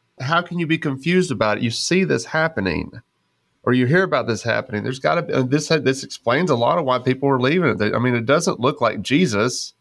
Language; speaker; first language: English; native; English